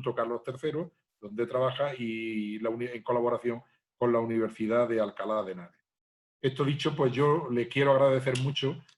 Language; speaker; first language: Spanish; native; Spanish